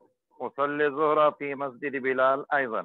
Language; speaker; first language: Arabic; non-native, learner; Urdu